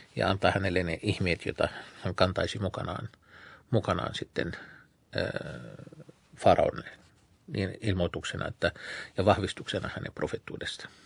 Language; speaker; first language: Finnish; non-native, fluent; Arabic